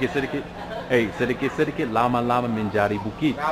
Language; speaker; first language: Indonesian; non-native, learner; English